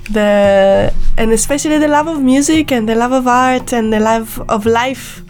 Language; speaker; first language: English; non-native, fluent; Hebrew